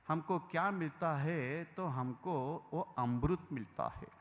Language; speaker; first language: Hindi; non-native, local second language; Marathi